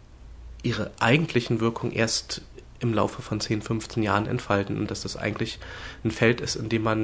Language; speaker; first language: German; native; German